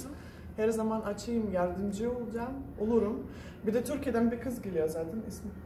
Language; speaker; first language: Turkish; non-native, fluent; Russian